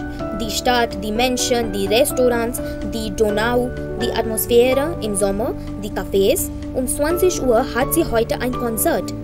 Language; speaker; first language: German; non-native, fluent; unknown